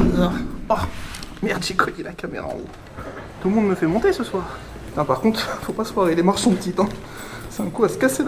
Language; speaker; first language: French; native; French